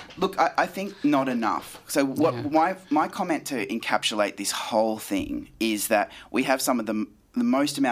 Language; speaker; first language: English; native; English